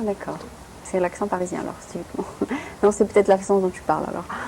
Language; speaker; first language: French; native; French